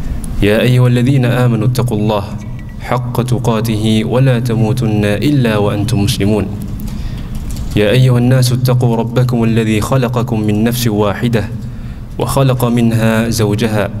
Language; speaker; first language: Arabic; non-native, fluent; Indonesian